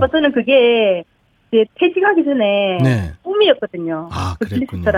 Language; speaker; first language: Korean; native; Korean